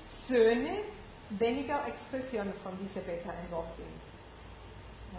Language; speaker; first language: German; non-native, fluent; Spanish